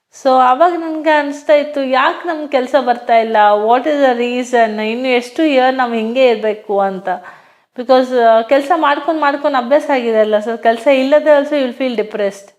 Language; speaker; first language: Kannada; non-native, local second language; Hindi